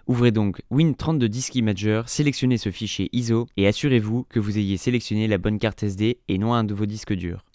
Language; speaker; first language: French; native; French